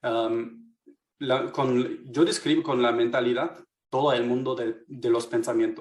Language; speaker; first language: Spanish; non-native, fluent; German